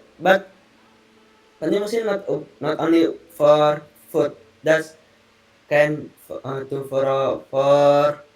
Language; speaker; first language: English; non-native, learner; Indonesian